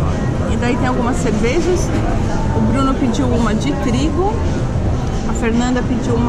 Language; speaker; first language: Portuguese; native; Portuguese